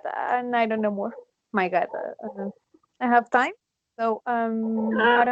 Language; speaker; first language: English; non-native, learner; Spanish